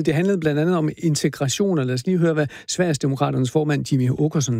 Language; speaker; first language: Danish; native; Danish